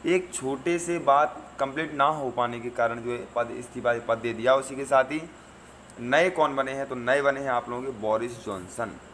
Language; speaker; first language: Hindi; native; Hindi